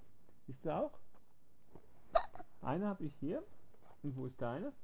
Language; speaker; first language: German; native; German